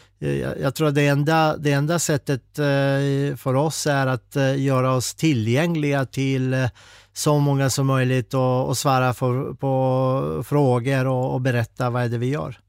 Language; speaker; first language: Swedish; non-native, fluent; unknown